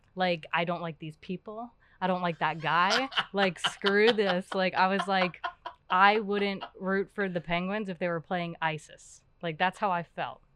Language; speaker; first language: English; native; English